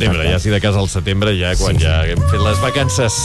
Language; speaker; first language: Catalan; native; Catalan